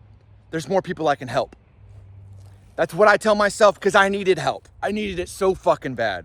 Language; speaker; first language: English; native; English